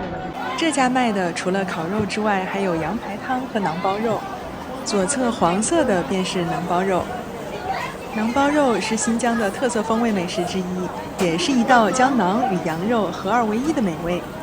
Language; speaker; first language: Chinese; native; Chinese